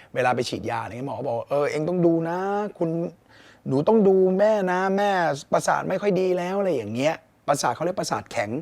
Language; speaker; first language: Thai; native; Thai